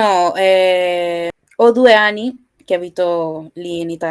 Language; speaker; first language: Italian; non-native, learner; Spanish